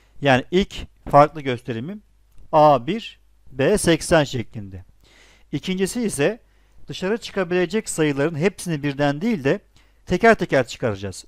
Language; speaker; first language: Turkish; native; Turkish